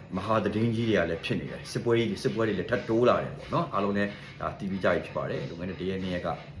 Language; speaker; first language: Burmese; native; Burmese